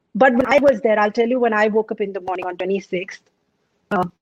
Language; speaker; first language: English; non-native, local second language; Punjabi